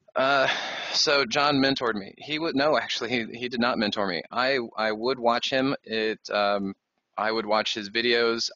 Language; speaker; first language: English; native; English